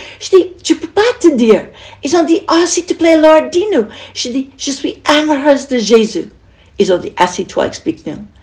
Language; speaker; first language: French; non-native, fluent; English